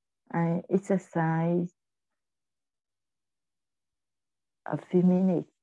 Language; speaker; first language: English; non-native, learner; Vietnamese